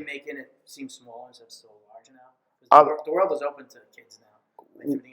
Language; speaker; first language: English; native; English